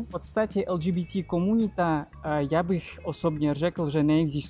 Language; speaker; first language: Czech; non-native, fluent; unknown